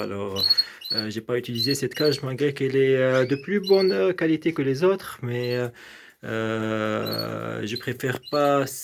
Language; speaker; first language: French; non-native, local second language; Arabic